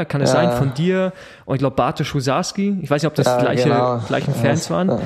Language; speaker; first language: German; native; German